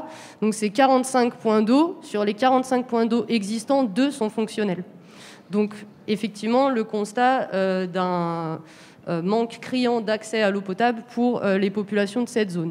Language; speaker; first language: French; native; French